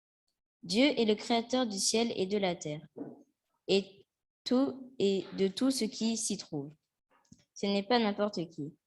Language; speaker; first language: French; native; French